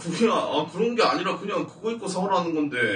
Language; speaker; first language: Korean; native; Korean